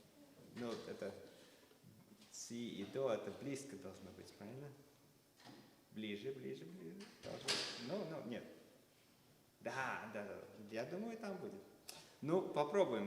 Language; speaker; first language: Russian; early bilingual, heritage; Russian